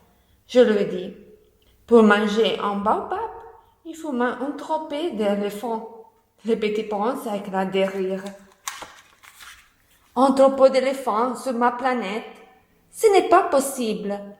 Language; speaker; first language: French; non-native, learner; Italian